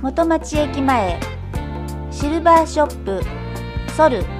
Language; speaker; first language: Japanese; native; Japanese